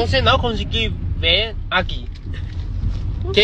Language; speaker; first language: Portuguese; non-native, learner; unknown